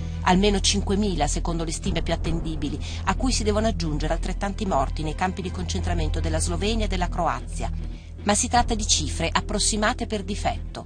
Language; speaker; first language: Italian; native; Italian